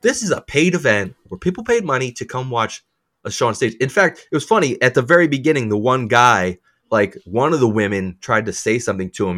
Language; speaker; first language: English; native; English